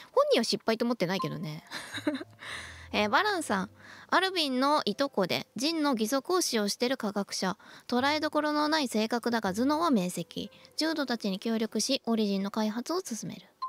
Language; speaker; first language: Japanese; native; Japanese